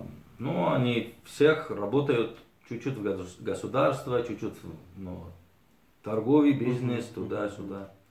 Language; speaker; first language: Russian; early bilingual, heritage; Arabic